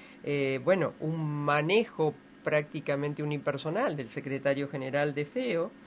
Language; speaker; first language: Spanish; native; Spanish